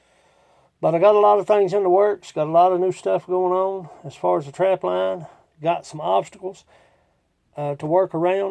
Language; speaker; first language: English; native; English